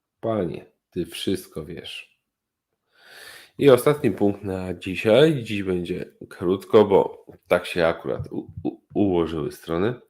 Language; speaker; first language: Polish; native; Polish